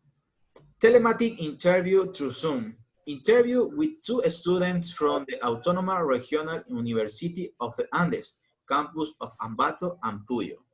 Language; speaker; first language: English; non-native, learner; Spanish